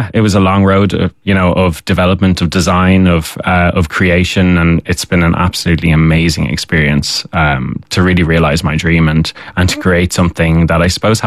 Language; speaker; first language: English; native; English